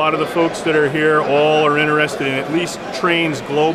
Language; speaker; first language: English; native; English